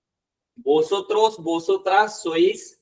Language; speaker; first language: Spanish; non-native, fluent; Hindi